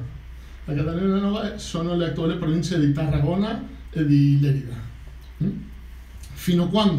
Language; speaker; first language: Italian; non-native, fluent; Catalan